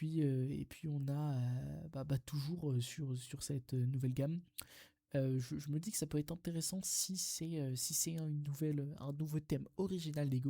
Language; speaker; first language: French; native; French